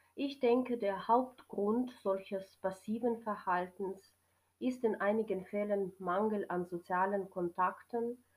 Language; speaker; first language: German; non-native, fluent; Ukrainian